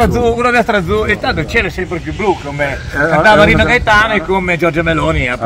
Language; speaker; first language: Italian; native; Italian